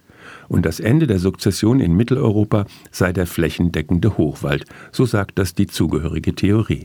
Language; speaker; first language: German; native; German